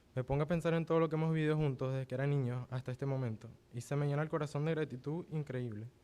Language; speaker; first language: Spanish; early bilingual, other home language; English